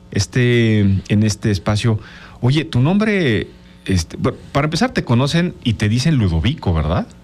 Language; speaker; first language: Spanish; native; Spanish